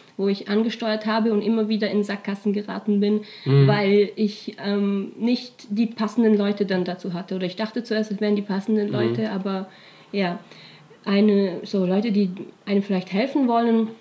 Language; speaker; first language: German; native; German